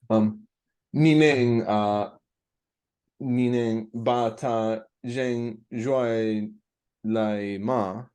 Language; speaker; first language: Chinese; non-native, learner; English